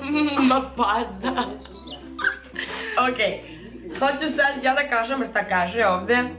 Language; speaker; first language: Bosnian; non-native, learner; Spanish